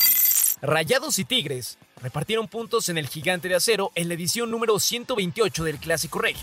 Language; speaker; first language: Spanish; native; Spanish